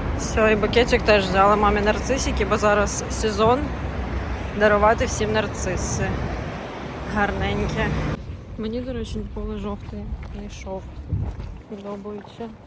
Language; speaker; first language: Ukrainian; non-native, local second language; Russian